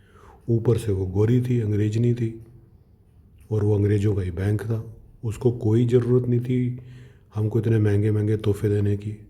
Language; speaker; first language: Hindi; native; Hindi